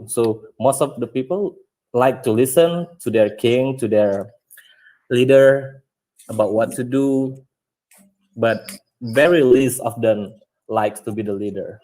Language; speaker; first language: English; non-native, fluent; Indonesian